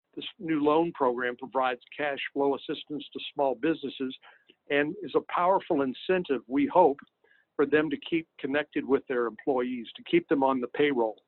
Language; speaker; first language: English; native; English